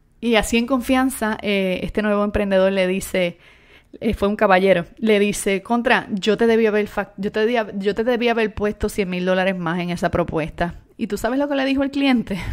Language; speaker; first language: Spanish; native; Spanish